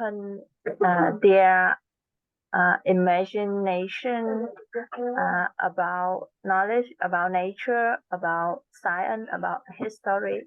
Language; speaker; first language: English; non-native, learner; Vietnamese